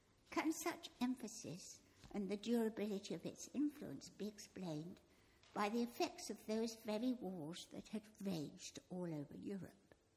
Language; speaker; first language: English; native; English